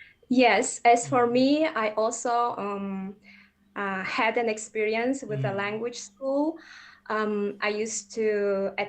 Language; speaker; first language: English; non-native, fluent; Russian